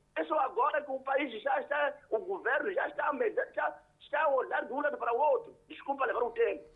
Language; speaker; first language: Portuguese; non-native, local second language; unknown